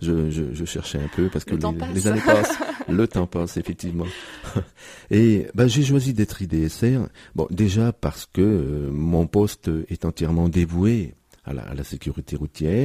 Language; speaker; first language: French; native; French